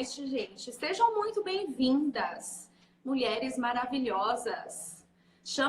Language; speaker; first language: Portuguese; native; Portuguese